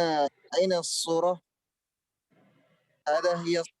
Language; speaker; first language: Arabic; non-native, learner; Indonesian